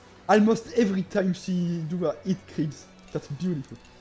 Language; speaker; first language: English; non-native, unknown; French